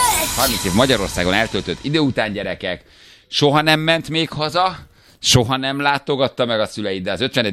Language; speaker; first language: Hungarian; native; Hungarian